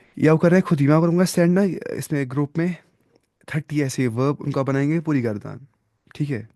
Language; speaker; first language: Urdu; native; Urdu